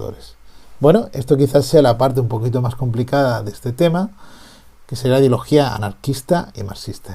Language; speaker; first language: Spanish; native; Spanish